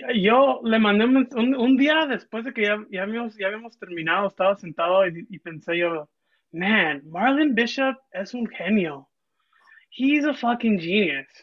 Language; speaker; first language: Spanish; early bilingual, heritage; Spanish